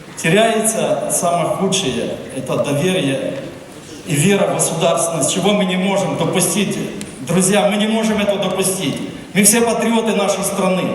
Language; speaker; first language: Russian; non-native, local second language; Ukrainian